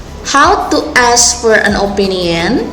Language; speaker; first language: English; non-native, local second language; Indonesian